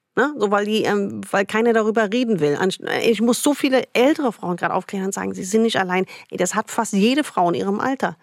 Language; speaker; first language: German; non-native, fluent; English